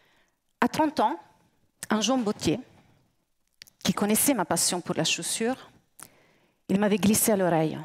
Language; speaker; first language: French; native; French